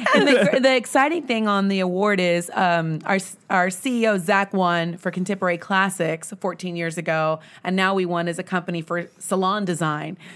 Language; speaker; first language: English; native; English